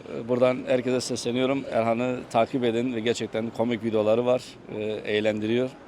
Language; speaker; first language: Turkish; native; Turkish